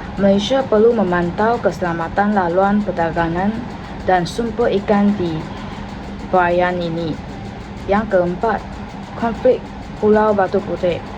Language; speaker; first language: Malay; non-native, local second language; Chinese